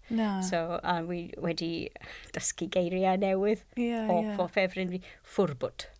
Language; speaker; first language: Welsh; non-native, local second language; English